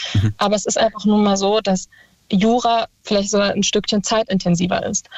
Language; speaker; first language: German; early bilingual, other home language; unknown